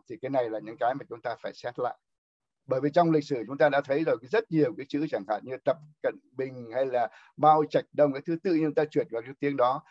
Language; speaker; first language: Vietnamese; native; Vietnamese